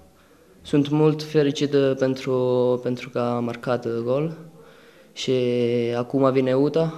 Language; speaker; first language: Romanian; non-native, learner; Italian